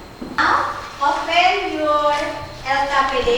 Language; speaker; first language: English; non-native, learner; Indonesian